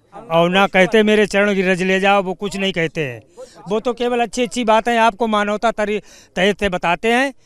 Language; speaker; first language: Hindi; native; Hindi